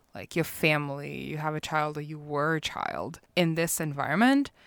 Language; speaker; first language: English; non-native, fluent; Russian